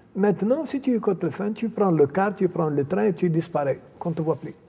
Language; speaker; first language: French; non-native, local second language; Arabic